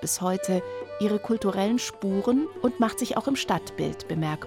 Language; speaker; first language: German; native; German